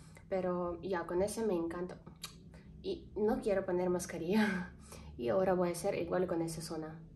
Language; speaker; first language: Spanish; non-native, learner; Ukrainian